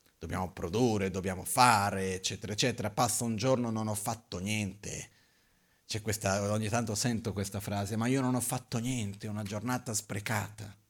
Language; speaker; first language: Italian; non-native, fluent; Portuguese